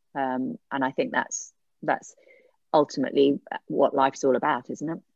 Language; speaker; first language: English; native; English